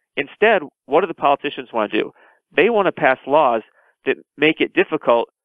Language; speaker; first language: English; native; English